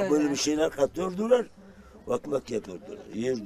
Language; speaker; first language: Turkish; non-native, local second language; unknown